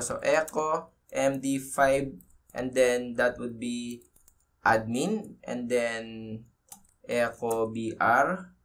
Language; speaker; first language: English; non-native, local second language; Filipino